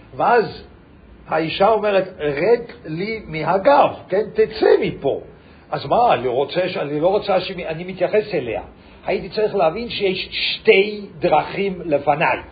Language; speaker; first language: Hebrew; non-native, fluent; English